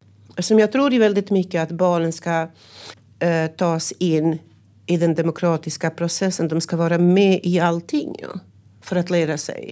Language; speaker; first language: Swedish; non-native, fluent; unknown